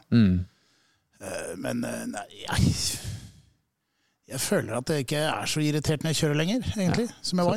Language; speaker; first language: Norwegian; native; Norwegian